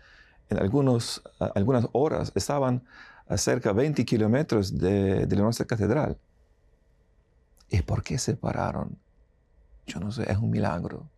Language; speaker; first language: Spanish; non-native, fluent; Ukrainian